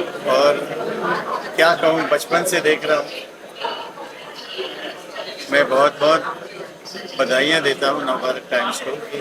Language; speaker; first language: Hindi; native; Hindi